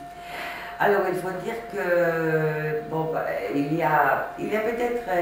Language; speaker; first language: French; non-native, fluent; Greek